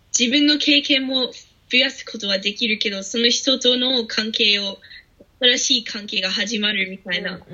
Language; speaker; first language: Japanese; non-native, fluent; English